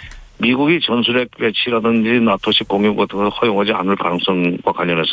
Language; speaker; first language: Korean; native; Korean